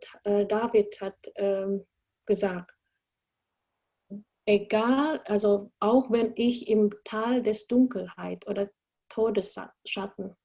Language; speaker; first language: German; non-native, fluent; Indonesian